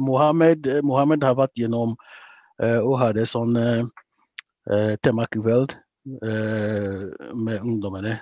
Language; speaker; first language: Norwegian; non-native, fluent; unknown